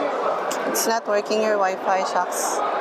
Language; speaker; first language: English; non-native, local second language; Filipino